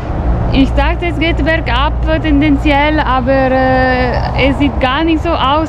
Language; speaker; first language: German; non-native, fluent; Italian